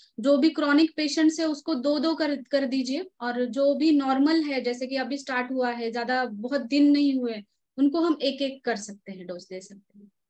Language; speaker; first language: Hindi; non-native, local second language; Marathi